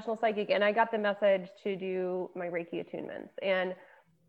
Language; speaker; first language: English; native; English